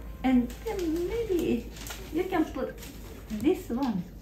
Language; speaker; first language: English; non-native, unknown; Japanese